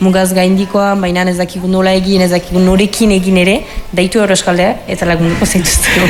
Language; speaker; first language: Basque; native; Basque